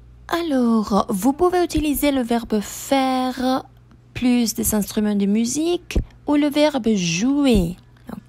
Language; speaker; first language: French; non-native, fluent; Spanish